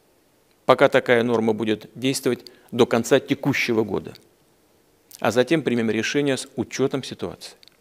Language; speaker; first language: Russian; native; Russian